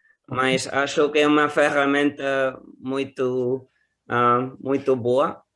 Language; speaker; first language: Portuguese; non-native, learner; Spanish